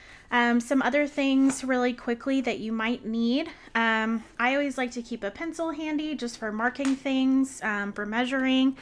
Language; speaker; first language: English; native; English